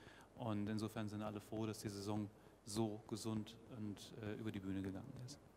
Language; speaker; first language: German; native; German